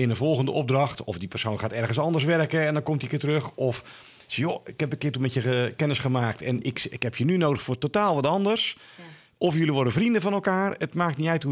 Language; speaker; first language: Dutch; native; Dutch